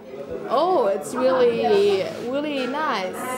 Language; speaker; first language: English; non-native, learner; German